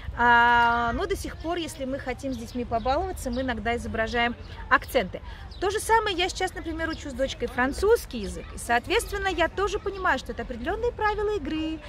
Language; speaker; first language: Russian; native; Russian